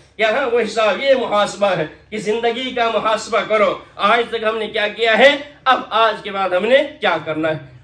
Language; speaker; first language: Urdu; non-native, local second language; Kashmiri